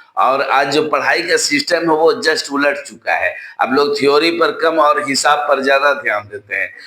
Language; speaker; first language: Hindi; native; Hindi